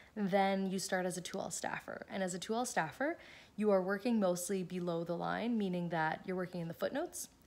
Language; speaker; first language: English; native; English